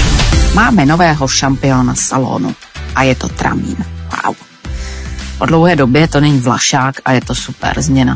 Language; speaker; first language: Czech; native; Czech